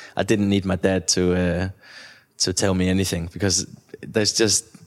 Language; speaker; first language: English; non-native, fluent; Danish